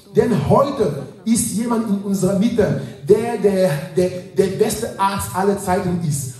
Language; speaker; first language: German; non-native, fluent; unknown